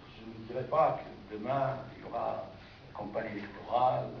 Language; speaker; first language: French; non-native, local second language; Arabic